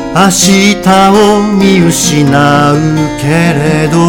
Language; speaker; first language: Japanese; native; Japanese